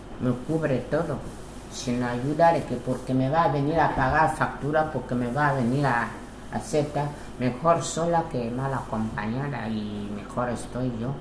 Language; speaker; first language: Spanish; non-native, local second language; Fang